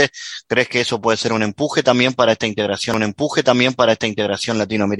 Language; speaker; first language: Spanish; native; Spanish